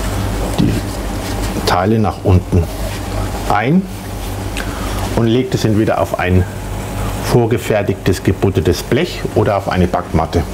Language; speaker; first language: German; native; German